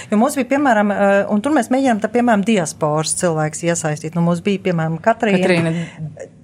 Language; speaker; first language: Latvian; early bilingual, heritage; Latvian